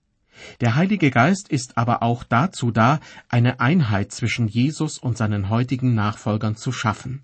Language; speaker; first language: German; native; German